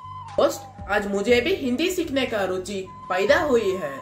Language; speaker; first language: Hindi; non-native, local second language; Tamil